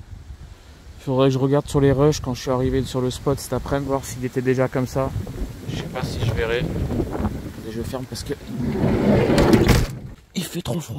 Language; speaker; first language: French; native; French